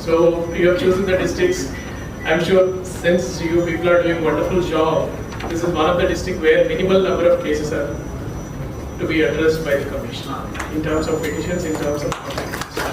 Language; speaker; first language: English; non-native, local second language; Telugu